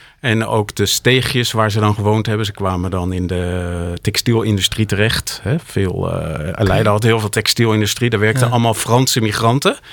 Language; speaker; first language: Dutch; native; Dutch